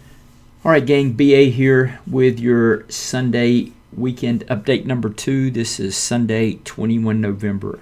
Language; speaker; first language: English; native; English